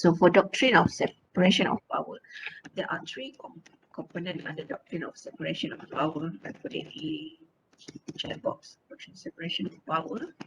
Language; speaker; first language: English; non-native, local second language; Malay